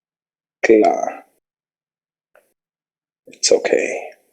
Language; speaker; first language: Indonesian; non-native, learner; English